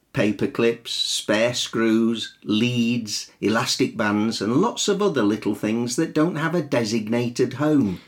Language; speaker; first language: English; native; English